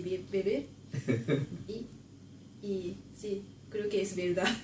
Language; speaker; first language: Spanish; non-native, learner; Japanese